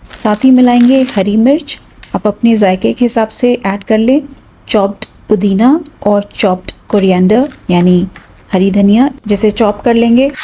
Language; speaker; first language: Urdu; native; Urdu